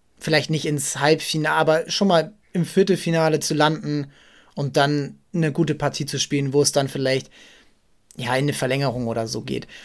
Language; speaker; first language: German; native; German